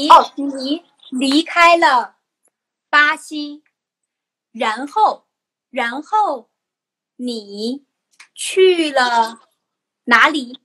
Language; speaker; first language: Chinese; non-native, learner; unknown